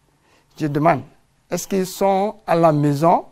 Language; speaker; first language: French; non-native, fluent; English